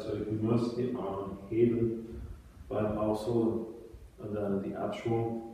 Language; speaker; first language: German; non-native, fluent; English